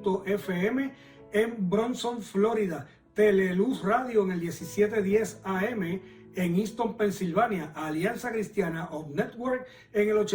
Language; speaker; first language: Spanish; native; Spanish